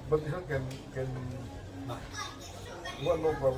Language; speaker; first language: English; non-native, learner; Filipino